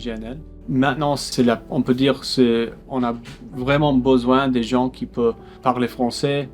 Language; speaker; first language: French; non-native, local second language; English